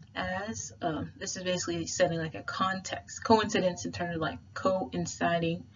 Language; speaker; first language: English; native; English